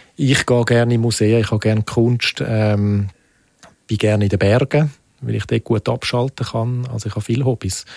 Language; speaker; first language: German; native; German